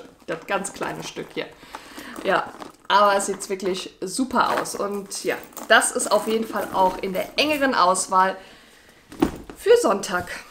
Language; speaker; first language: German; native; German